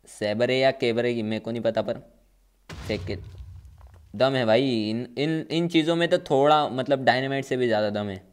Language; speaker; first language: Hindi; non-native, local second language; Marathi